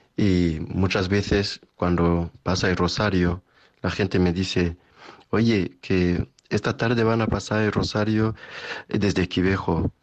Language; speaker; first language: Spanish; non-native, fluent; Kinyarwanda